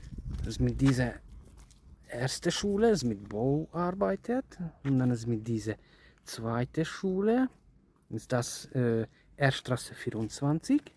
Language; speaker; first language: German; non-native, learner; Hungarian